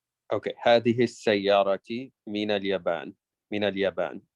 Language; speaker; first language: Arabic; non-native, learner; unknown